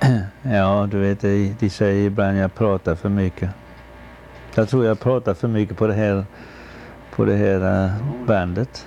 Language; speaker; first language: Swedish; early bilingual, heritage; Swedish